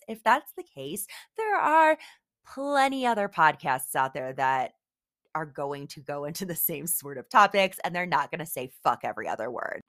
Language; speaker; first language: English; native; English